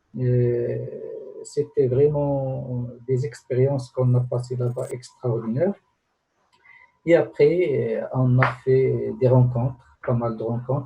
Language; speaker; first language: French; non-native, local second language; Arabic